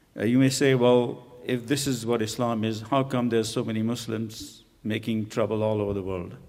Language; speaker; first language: English; non-native, local second language; Urdu